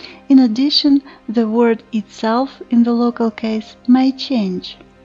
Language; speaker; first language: English; non-native, fluent; Ukrainian